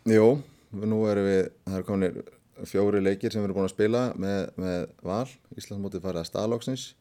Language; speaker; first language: Icelandic; native; Icelandic